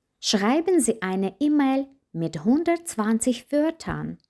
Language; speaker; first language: German; non-native, fluent; Ukrainian